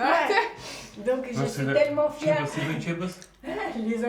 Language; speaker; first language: French; early bilingual, other home language; Albanian